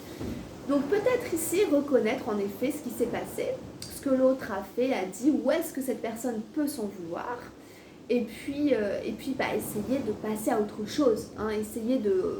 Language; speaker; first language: French; native; French